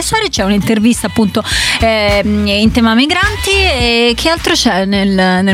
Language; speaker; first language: Italian; native; Italian